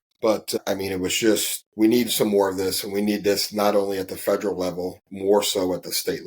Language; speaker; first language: English; native; English